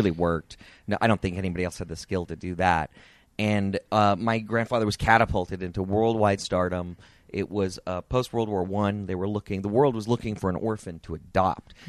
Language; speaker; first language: English; native; English